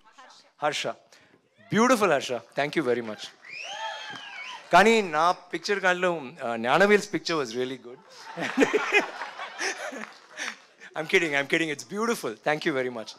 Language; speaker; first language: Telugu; non-native, learner; Tamil